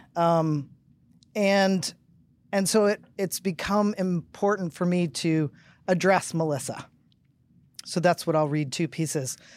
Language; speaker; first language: English; native; English